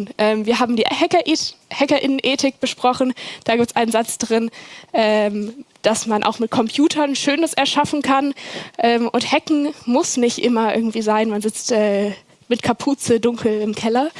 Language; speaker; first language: German; native; German